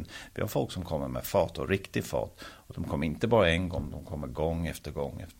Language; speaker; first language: Swedish; early bilingual, heritage; Swedish